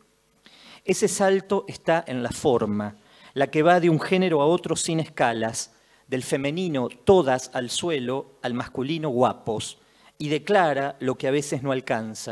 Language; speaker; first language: Spanish; native; Spanish